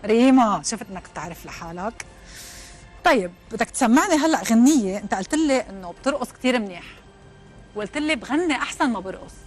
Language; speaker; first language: Arabic; native; Arabic